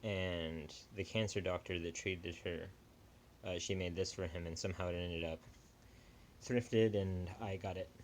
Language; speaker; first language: English; native; English